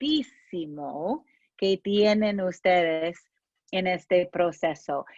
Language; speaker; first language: Spanish; non-native, fluent; English